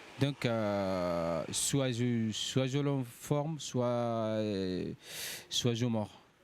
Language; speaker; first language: French; non-native, fluent; Arabic